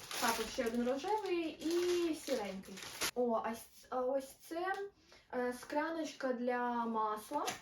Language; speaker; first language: Ukrainian; non-native, local second language; Russian